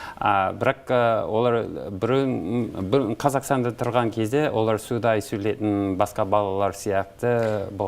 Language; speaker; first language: Kazakh; non-native, learner; English